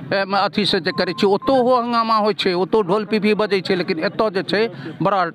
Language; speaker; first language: Maithili; native; Maithili